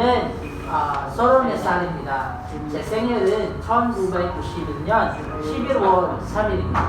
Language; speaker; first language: Korean; non-native, learner; Filipino